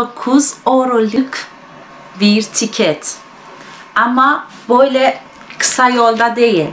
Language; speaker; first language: Turkish; non-native, fluent; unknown